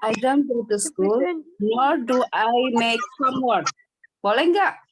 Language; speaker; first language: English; non-native, learner; Indonesian